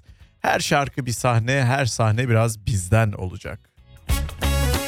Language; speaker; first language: Turkish; native; Turkish